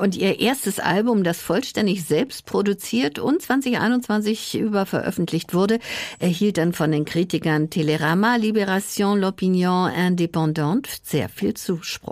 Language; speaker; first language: German; native; German